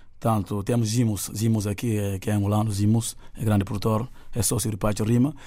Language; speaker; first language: Portuguese; non-native, local second language; Upper Guinea Crioulo